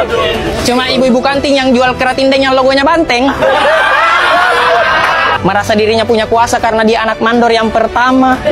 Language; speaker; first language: Indonesian; native; Indonesian